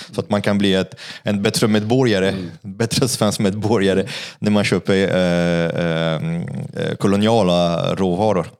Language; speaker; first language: Swedish; non-native, fluent; French